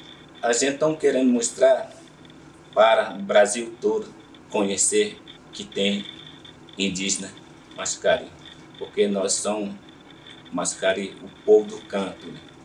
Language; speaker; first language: Portuguese; non-native, local second language; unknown